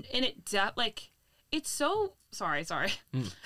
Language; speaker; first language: English; native; English